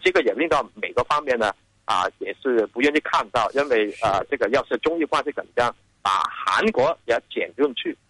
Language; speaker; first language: Chinese; non-native, local second language; Cantonese